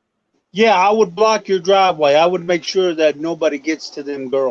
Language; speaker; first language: English; native; English